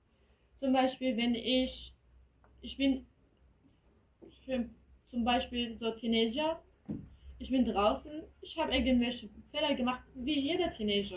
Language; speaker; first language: German; early bilingual, other home language; Kurdish